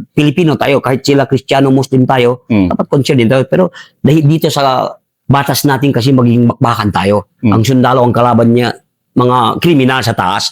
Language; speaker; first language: Filipino; non-native, local second language; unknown